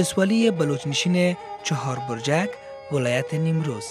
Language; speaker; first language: Persian; native; Persian